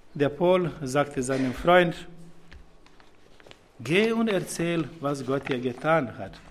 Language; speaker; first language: German; non-native, fluent; Serbian